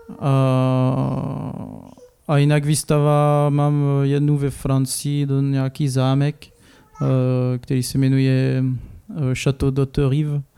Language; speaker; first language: Czech; non-native, learner; French